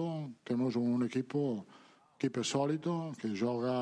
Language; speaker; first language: Portuguese; non-native, learner; Italian